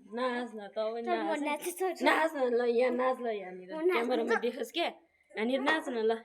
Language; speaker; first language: Nepali; non-native, local second language; Eastern Tamang